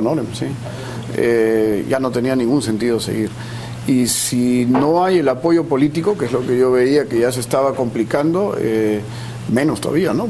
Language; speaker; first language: Spanish; native; Spanish